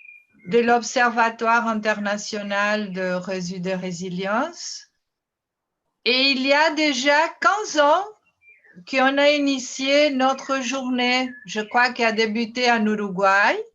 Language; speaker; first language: French; non-native, fluent; Portuguese